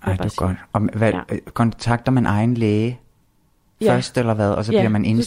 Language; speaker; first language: Danish; native; Danish